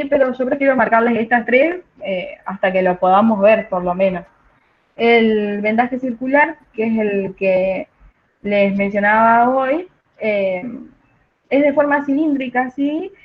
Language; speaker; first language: Spanish; native; Spanish